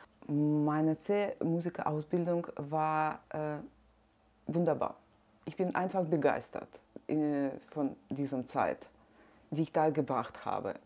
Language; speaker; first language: German; non-native, fluent; Russian